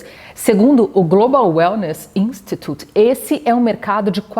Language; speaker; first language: Portuguese; native; Portuguese